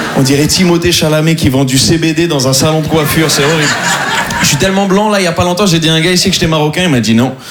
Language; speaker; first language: French; native; French